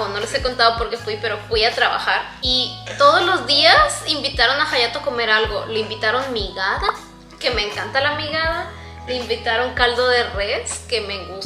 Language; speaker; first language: Spanish; native; Spanish